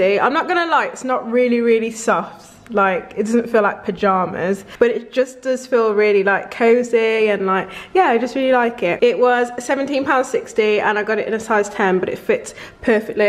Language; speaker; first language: English; native; English